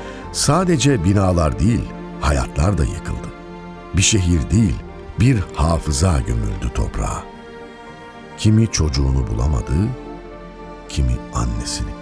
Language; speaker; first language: Turkish; native; Turkish